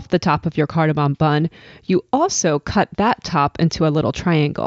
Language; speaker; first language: English; native; English